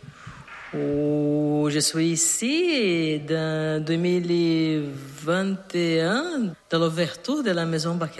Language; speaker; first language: French; non-native, learner; Portuguese